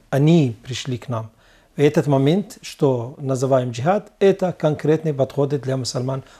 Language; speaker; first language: Russian; non-native, learner; Arabic